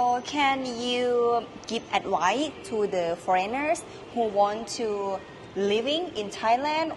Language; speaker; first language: English; non-native, learner; Thai